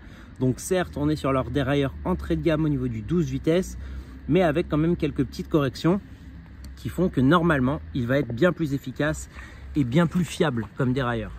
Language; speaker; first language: French; native; French